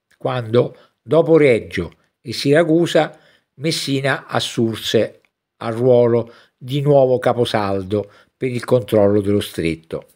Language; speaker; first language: Italian; native; Italian